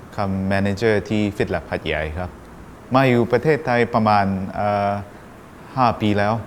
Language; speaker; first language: Thai; non-native, fluent; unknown